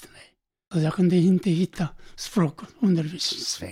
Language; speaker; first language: Swedish; non-native, learner; Korean